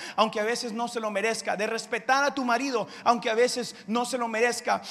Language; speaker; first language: Spanish; early bilingual, heritage; Spanish